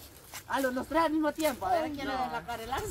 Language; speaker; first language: Spanish; native; Spanish